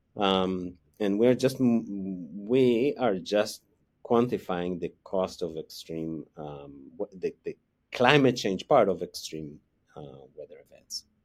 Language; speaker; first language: English; non-native, fluent; Hebrew